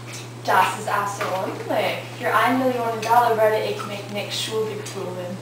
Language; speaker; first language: German; non-native, learner; English